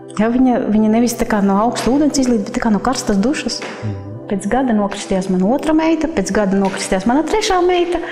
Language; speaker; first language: Latvian; non-native, local second language; Russian